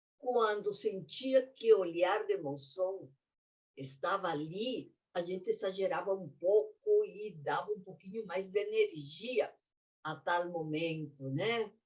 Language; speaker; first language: Portuguese; non-native, fluent; Spanish